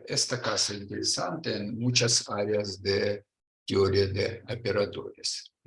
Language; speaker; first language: Spanish; non-native, learner; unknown